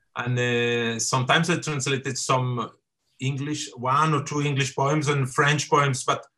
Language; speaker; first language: English; non-native, fluent; Catalan